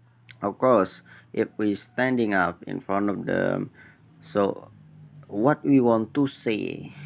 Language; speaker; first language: English; non-native, learner; Indonesian